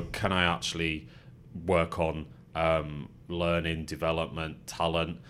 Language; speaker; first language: English; native; English